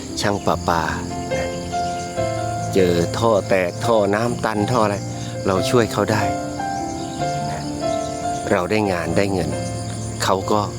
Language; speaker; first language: Thai; native; Thai